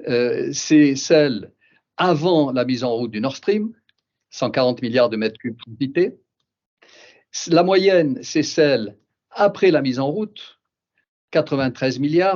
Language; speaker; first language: French; native; French